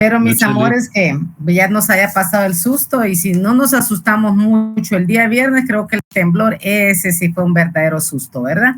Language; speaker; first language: Spanish; native; Spanish